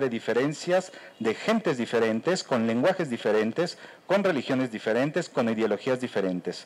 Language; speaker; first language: Spanish; native; Spanish